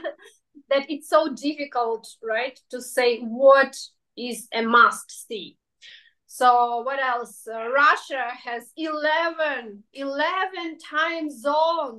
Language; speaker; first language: English; non-native, fluent; Russian